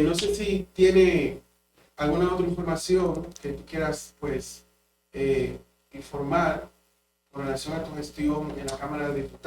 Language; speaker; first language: Spanish; native; Spanish